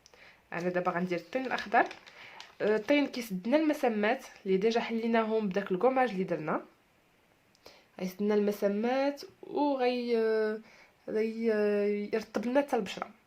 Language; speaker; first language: Arabic; native; Arabic